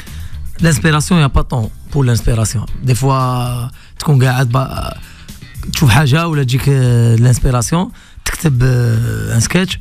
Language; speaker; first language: French; non-native, local second language; Arabic